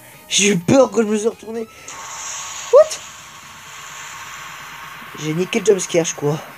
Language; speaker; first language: French; native; French